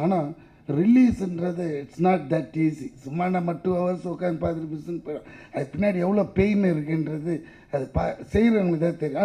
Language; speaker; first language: Tamil; native; Tamil